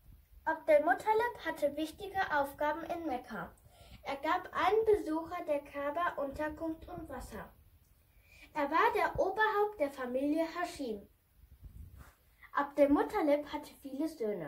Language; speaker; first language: German; non-native, fluent; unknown